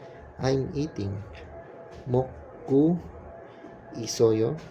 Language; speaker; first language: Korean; non-native, learner; English